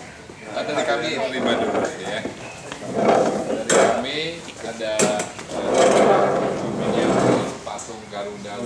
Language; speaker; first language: Indonesian; non-native, local second language; Balinese